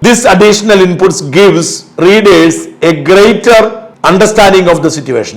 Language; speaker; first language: English; non-native, local second language; Malayalam